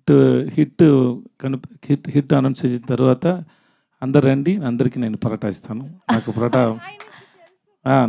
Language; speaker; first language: Telugu; non-native, learner; Tamil